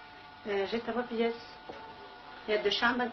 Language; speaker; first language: French; non-native, learner; Kabyle